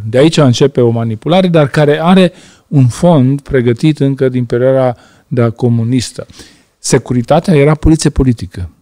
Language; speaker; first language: Romanian; non-native, local second language; Hungarian